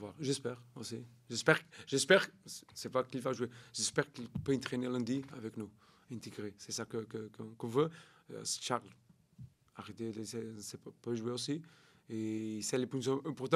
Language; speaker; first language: French; non-native, learner; Portuguese